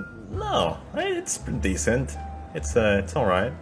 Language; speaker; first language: English; non-native, fluent; Indonesian